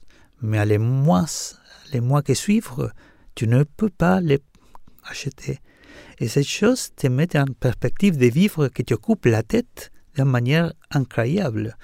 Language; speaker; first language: French; non-native, fluent; Spanish